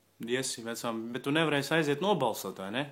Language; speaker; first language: Latvian; native; Latvian